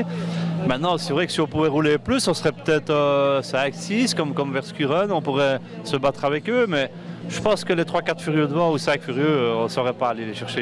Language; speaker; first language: French; native; French